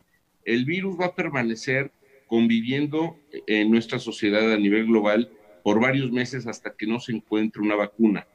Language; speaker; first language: Spanish; native; Spanish